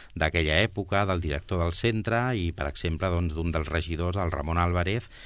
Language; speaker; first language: Catalan; non-native, local second language; Spanish